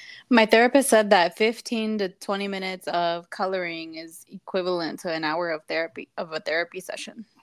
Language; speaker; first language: English; early bilingual, other home language; Spanish